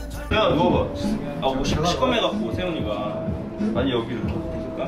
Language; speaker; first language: Korean; native; Korean